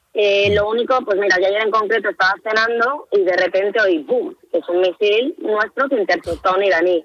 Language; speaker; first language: Spanish; native; Spanish